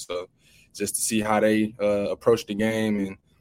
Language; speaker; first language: English; native; English